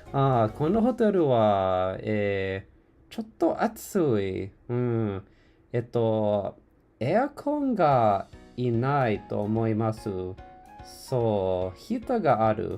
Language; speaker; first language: Japanese; non-native, learner; English